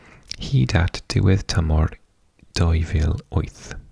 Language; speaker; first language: Welsh; non-native, fluent; English